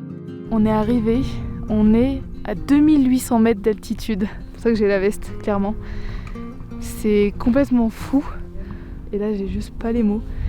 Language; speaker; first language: French; native; French